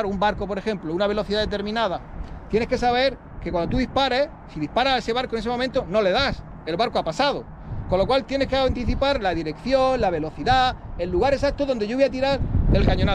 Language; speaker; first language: Spanish; native; Spanish